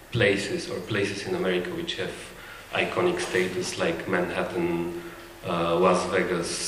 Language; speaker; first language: English; non-native, fluent; Bulgarian